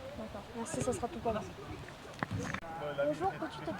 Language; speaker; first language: French; native; French